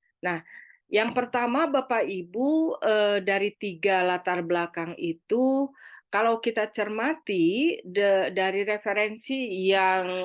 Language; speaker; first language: Indonesian; native; Indonesian